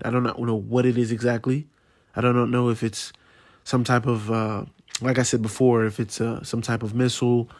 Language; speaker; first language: English; native; English